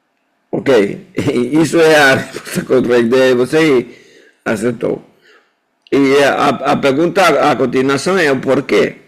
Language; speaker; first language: Portuguese; non-native, fluent; Spanish